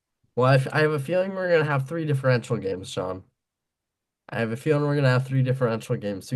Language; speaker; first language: English; native; English